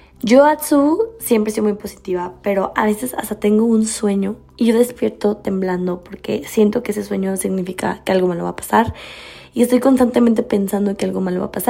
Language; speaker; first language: Spanish; native; Spanish